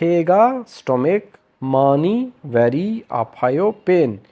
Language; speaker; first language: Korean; non-native, fluent; Urdu